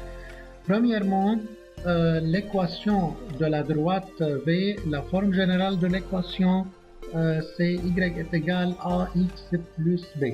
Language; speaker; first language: French; non-native, local second language; Arabic